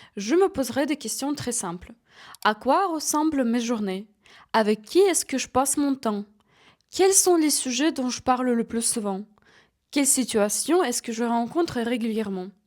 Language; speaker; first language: French; non-native, fluent; Ukrainian